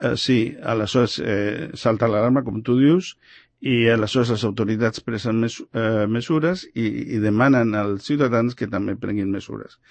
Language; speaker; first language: Catalan; non-native, local second language; Spanish